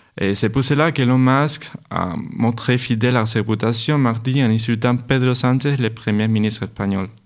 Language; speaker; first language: French; non-native, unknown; Spanish